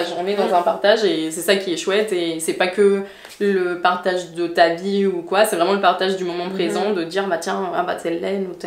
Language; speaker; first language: French; native; French